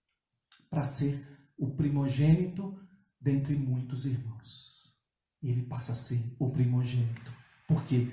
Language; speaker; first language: Portuguese; native; Portuguese